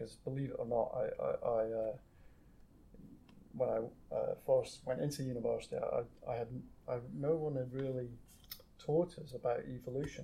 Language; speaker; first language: English; native; English